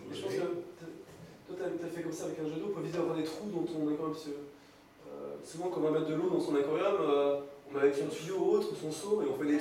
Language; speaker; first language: French; native; French